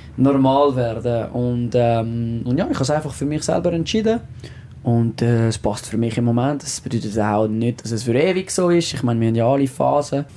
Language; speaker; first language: German; non-native, local second language; French